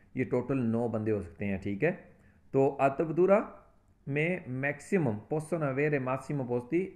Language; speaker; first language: Urdu; non-native, local second language; Punjabi